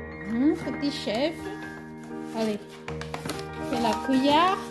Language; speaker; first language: French; non-native, learner; Hmong